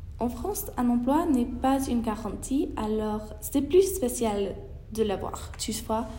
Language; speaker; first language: French; non-native, learner; English